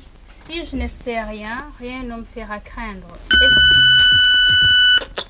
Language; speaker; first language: French; non-native, local second language; Comorian